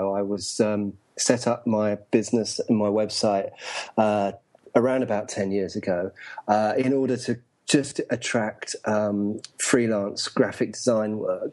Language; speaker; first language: English; native; English